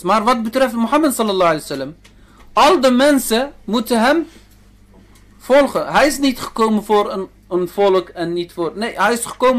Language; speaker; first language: Dutch; early bilingual, other home language; Turkish